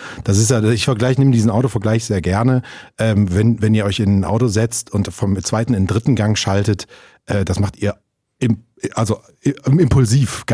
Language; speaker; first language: German; native; German